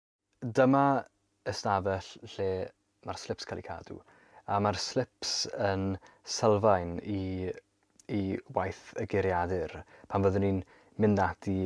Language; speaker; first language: Welsh; native; Welsh